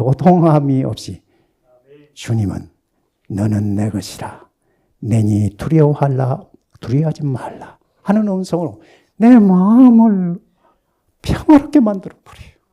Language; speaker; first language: Korean; native; Korean